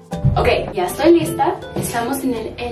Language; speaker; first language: Spanish; early bilingual, heritage; Spanish